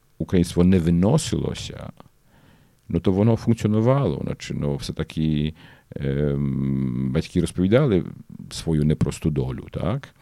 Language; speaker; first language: Ukrainian; early bilingual, heritage; Ukrainian